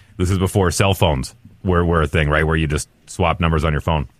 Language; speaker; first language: English; native; English